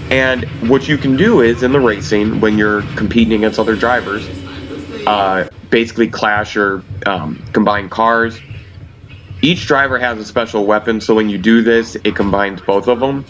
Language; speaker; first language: English; native; English